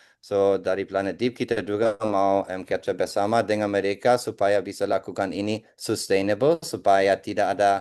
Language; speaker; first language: Indonesian; non-native, fluent; English